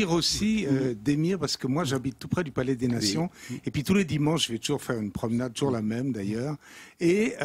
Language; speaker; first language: French; native; French